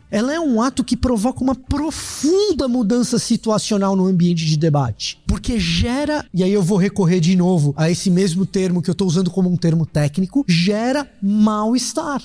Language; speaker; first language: Portuguese; native; Portuguese